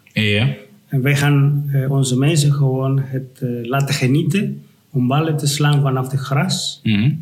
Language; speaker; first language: Dutch; non-native, fluent; Spanish